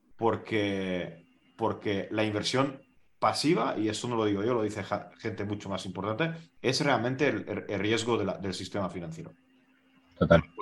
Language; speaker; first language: Spanish; non-native, fluent; Hungarian